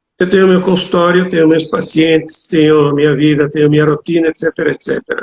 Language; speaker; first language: Portuguese; non-native, fluent; Italian